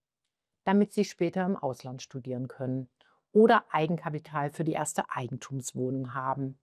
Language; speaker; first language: German; native; German